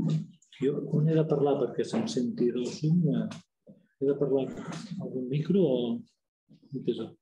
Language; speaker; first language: Catalan; native; Catalan